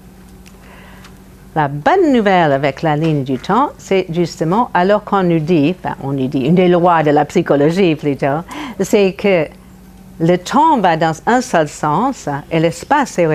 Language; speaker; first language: French; non-native, fluent; English